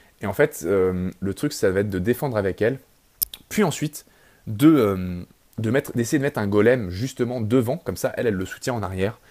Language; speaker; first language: French; native; French